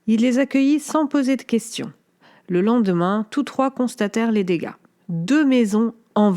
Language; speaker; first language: French; native; French